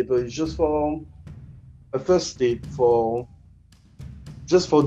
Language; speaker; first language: English; non-native, learner; French